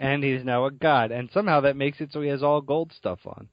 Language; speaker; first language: English; native; English